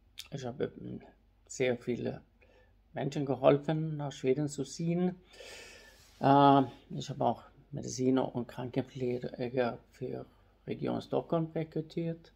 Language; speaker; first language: German; non-native, fluent; Swedish